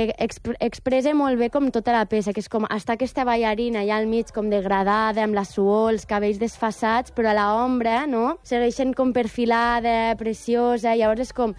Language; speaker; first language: Catalan; native; Catalan